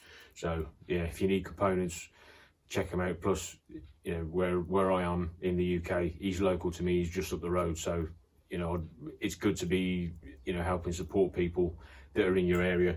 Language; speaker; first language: English; native; English